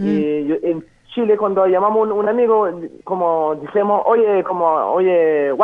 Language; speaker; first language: Spanish; non-native, fluent; French